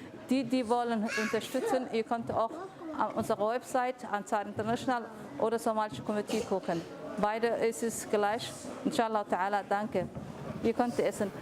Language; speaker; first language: German; non-native, fluent; Somali